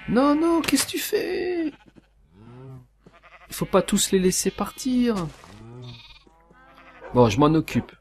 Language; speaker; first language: French; native; French